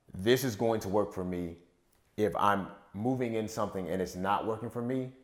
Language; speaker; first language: English; native; English